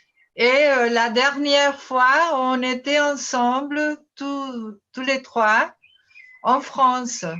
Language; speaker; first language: French; non-native, fluent; Portuguese